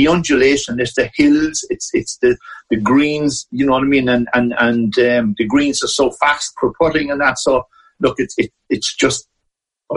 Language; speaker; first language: English; native; English